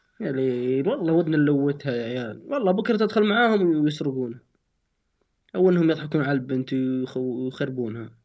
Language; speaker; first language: Arabic; native; Arabic